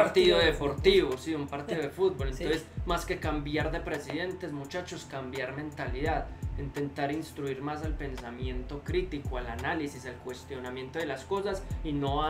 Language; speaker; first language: Spanish; native; Spanish